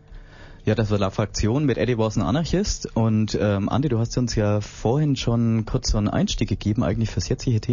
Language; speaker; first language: German; native; German